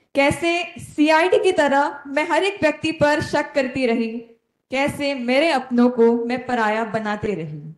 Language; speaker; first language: Hindi; non-native, local second language; Konkani